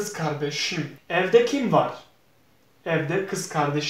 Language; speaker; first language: Turkish; non-native, fluent; Bosnian